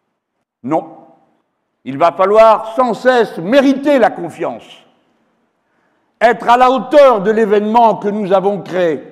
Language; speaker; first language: French; native; French